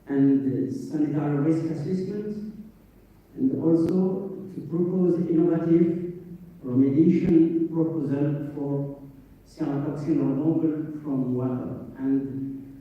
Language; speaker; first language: English; non-native, fluent; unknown